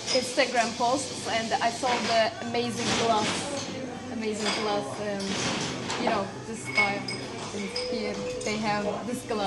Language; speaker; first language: English; non-native, learner; Turkish